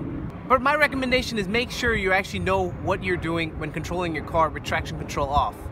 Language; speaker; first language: English; native; English